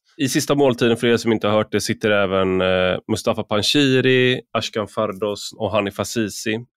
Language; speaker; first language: Swedish; native; Swedish